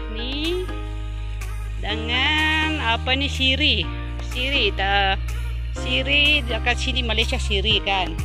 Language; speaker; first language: Malay; non-native, fluent; Filipino